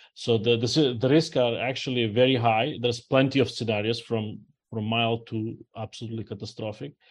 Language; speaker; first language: English; non-native, fluent; Ukrainian